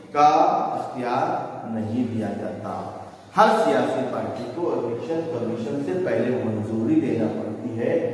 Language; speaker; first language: Urdu; native; Urdu